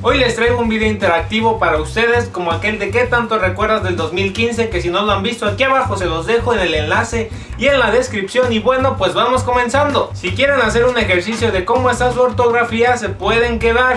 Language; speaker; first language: Spanish; native; Spanish